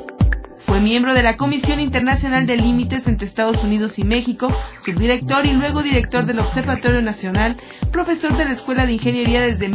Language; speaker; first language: Spanish; native; Spanish